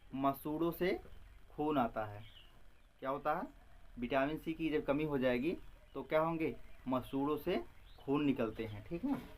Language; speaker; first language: Hindi; native; Hindi